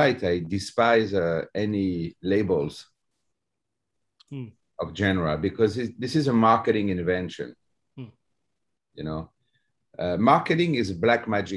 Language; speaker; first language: English; non-native, fluent; French